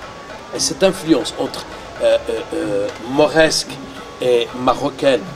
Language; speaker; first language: French; non-native, local second language; Arabic